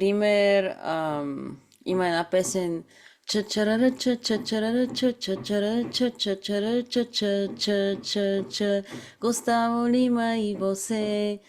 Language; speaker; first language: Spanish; non-native, fluent; Bulgarian